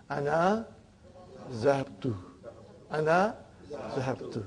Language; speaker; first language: Arabic; non-native, fluent; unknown